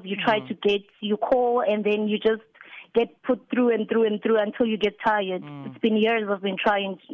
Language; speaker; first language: English; non-native, local second language; Southern Sotho